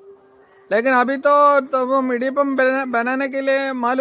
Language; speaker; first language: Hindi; non-native, local second language; Malayalam